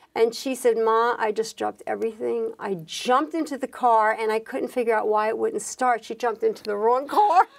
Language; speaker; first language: English; native; English